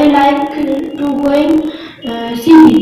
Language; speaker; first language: English; non-native, learner; Bangla